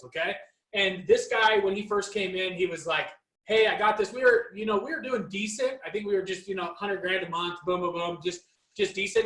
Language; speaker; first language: English; native; English